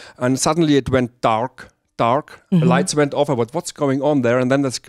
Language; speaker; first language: English; non-native, learner; German